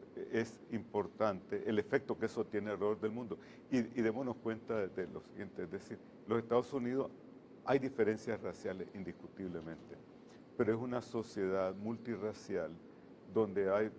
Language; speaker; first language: Spanish; native; Spanish